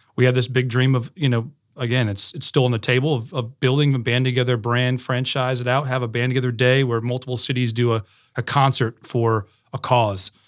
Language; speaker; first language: English; native; English